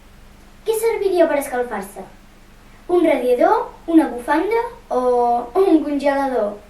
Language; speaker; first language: Catalan; early bilingual, other home language; Russian